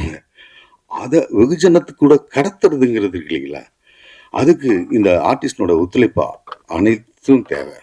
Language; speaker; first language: Tamil; native; Tamil